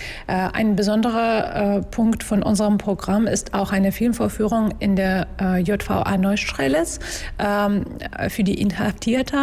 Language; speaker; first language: German; non-native, fluent; Russian